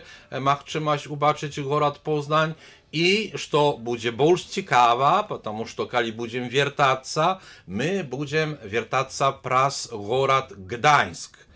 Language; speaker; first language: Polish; non-native, learner; Belarusian